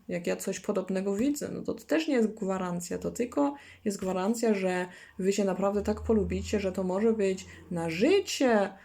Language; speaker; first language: Polish; non-native, learner; German